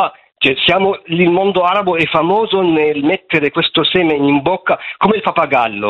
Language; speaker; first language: Italian; non-native, fluent; Arabic